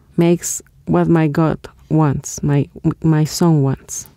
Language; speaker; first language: English; non-native, fluent; Spanish